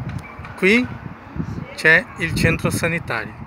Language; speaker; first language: Italian; non-native, learner; Portuguese